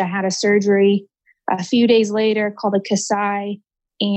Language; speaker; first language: English; native; English